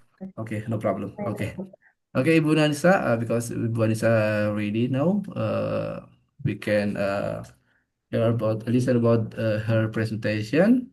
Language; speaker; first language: English; non-native, fluent; Indonesian